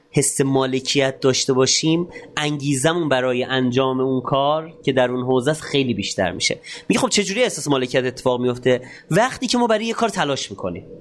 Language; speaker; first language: Persian; native; Persian